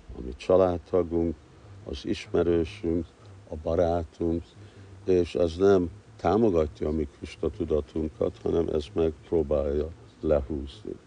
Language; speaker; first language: Hungarian; early bilingual, heritage; Hungarian